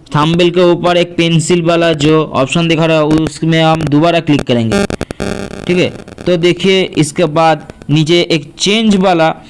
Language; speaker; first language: Hindi; non-native, local second language; Bangla